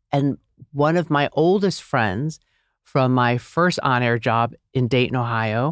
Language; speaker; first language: English; native; English